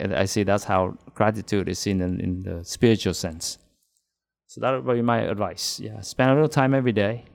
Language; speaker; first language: English; non-native, fluent; Vietnamese